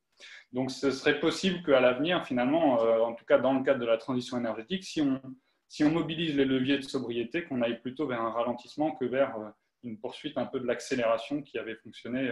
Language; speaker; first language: French; native; French